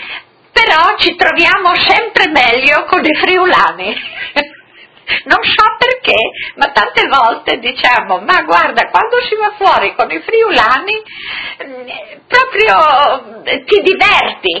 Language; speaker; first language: Italian; non-native, local second language; Friulian